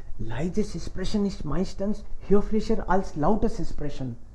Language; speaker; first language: German; non-native, fluent; Hindi